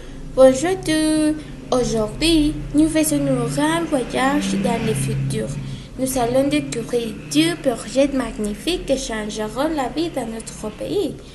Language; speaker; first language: French; non-native, learner; Spanish